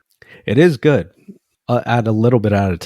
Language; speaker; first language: English; native; English